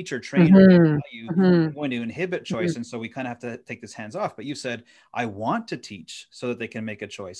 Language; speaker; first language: English; native; English